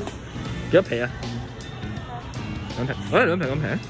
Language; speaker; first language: Cantonese; early bilingual, heritage; Cantonese